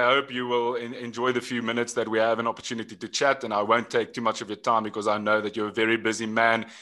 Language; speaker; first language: English; non-native, local second language; Afrikaans